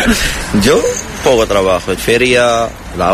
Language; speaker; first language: Spanish; non-native, learner; Arabic